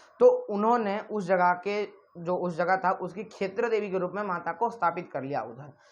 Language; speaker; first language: Hindi; non-native, local second language; Odia